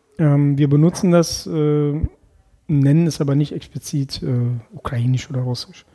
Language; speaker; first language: German; early bilingual, other home language; Russian